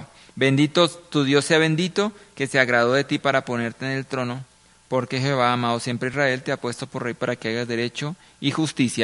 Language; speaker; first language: Spanish; native; Spanish